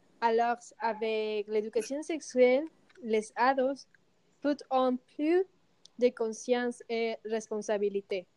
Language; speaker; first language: French; non-native, learner; Spanish